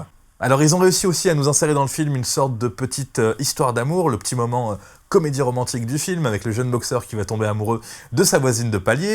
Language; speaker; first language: French; native; French